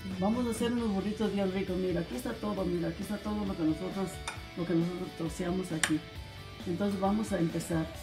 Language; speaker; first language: Spanish; native; Spanish